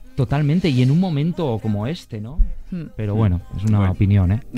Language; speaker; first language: Spanish; native; Spanish